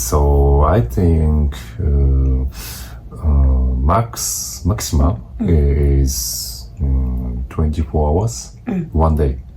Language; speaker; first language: English; non-native, learner; Japanese